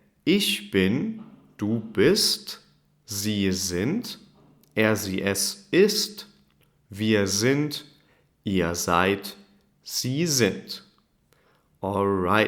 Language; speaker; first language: German; non-native, fluent; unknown